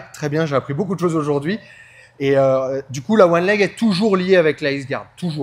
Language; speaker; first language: French; native; French